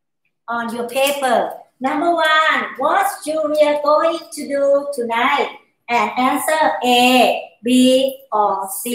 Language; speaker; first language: English; non-native, learner; Thai